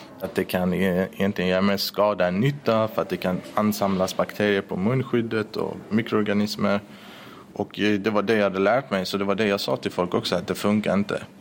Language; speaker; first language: Swedish; early bilingual, other home language; Persian